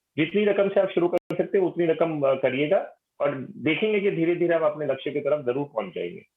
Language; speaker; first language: Hindi; native; Hindi